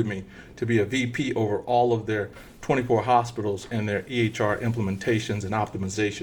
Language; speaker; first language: English; native; English